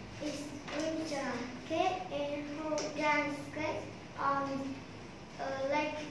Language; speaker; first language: English; non-native, learner; Vietnamese